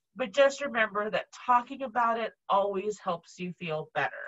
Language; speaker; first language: English; native; English